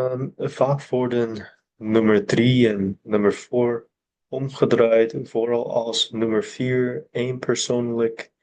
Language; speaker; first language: Dutch; non-native, learner; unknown